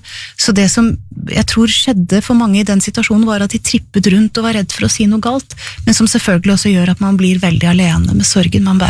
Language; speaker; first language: Norwegian; native; Norwegian